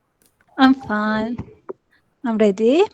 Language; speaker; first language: English; non-native, learner; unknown